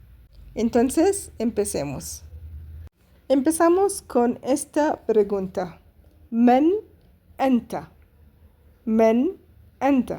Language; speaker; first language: Spanish; non-native, fluent; Arabic